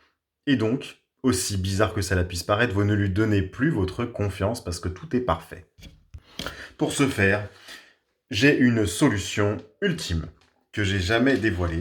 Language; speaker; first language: French; native; French